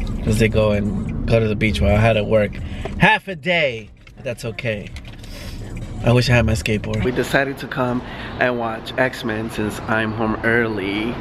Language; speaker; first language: English; native; English